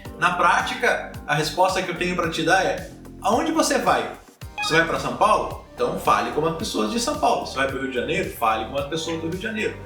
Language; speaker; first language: Portuguese; native; Portuguese